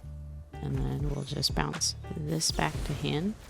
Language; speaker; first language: English; native; English